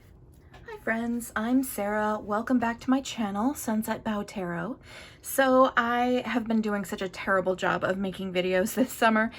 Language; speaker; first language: English; native; English